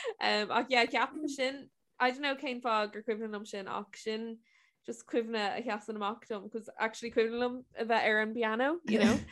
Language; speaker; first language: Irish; non-native, local second language; English